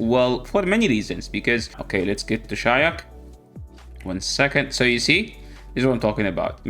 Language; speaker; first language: English; non-native, fluent; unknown